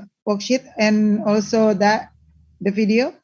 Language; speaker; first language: English; non-native, learner; Indonesian